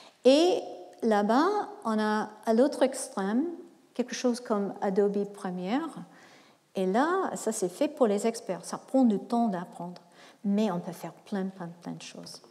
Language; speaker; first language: French; non-native, fluent; English